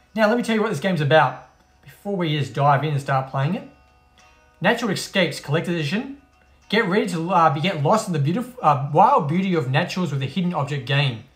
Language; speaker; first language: English; native; English